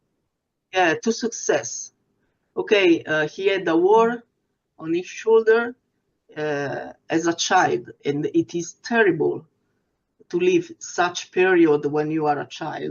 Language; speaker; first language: English; non-native, fluent; Italian